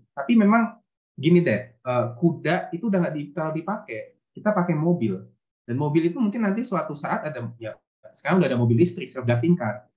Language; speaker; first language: Indonesian; native; Indonesian